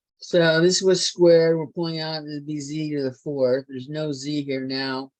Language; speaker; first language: English; native; English